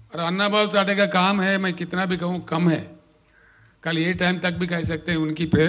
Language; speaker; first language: Hindi; non-native, local second language; Telugu